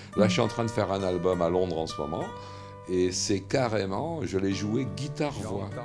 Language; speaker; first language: French; native; French